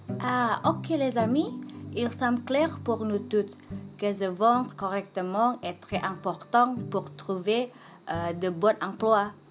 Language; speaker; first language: French; non-native, learner; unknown